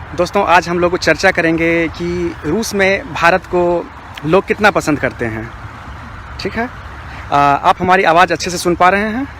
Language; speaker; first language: Hindi; native; Hindi